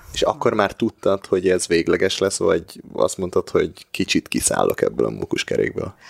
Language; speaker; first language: Hungarian; native; Hungarian